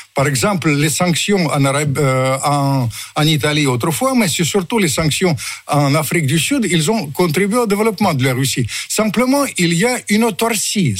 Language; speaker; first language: French; non-native, fluent; Russian